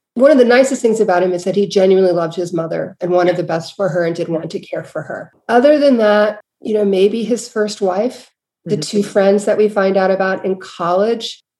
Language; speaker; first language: English; native; English